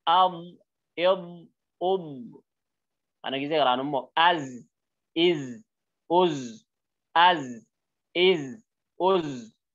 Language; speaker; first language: Arabic; non-native, learner; Oromo